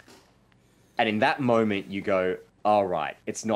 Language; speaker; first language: English; native; English